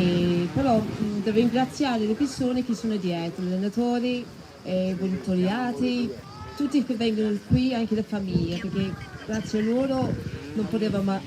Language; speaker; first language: Italian; non-native, fluent; English